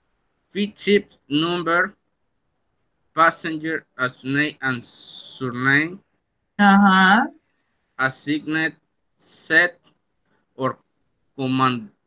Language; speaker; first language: English; non-native, learner; Spanish